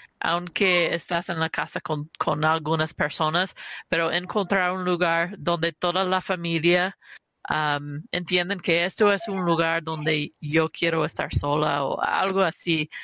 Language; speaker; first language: Spanish; early bilingual, heritage; Spanish